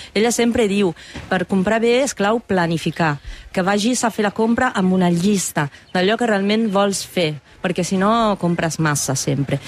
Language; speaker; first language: Catalan; non-native, fluent; Italian